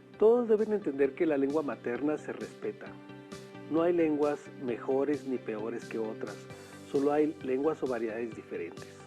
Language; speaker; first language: Spanish; native; Spanish